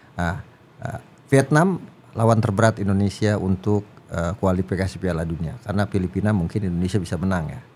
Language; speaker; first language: Indonesian; native; Indonesian